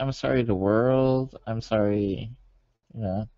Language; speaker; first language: English; native; English